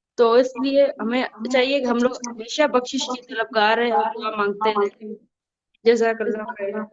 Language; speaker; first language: Urdu; non-native, local second language; Punjabi